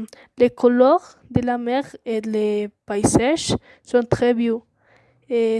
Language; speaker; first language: French; non-native, learner; Spanish